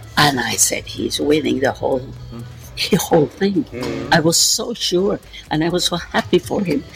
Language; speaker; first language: English; non-native, learner; Norwegian